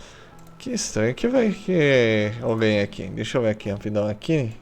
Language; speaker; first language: Portuguese; native; Portuguese